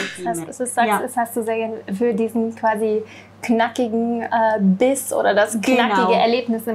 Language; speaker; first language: German; native; German